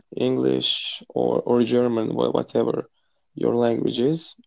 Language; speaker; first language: English; non-native, fluent; Croatian